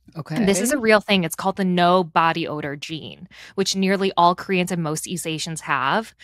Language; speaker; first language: English; native; English